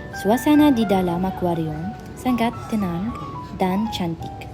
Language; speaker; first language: Malay; non-native, learner; Arabic